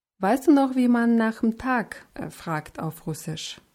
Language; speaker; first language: German; non-native, fluent; Russian